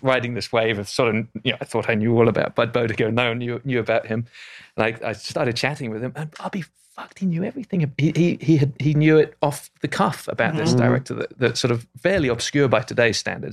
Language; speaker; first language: English; native; English